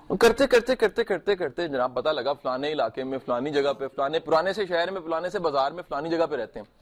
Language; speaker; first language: Urdu; native; Urdu